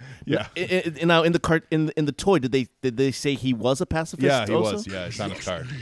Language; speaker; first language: English; native; English